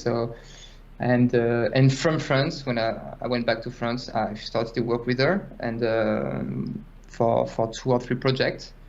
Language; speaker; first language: English; non-native, fluent; French